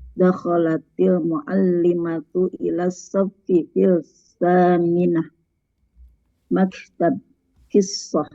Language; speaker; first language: Arabic; non-native, learner; Indonesian